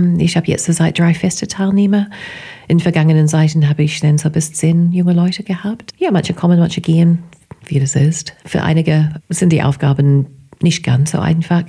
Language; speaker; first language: German; non-native, fluent; English